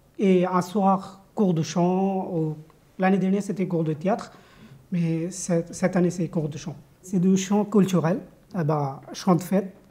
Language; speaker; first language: French; non-native, fluent; Bangla